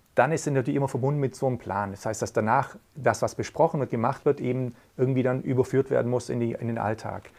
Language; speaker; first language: German; native; German